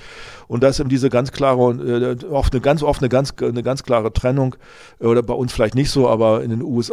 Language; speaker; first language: German; native; German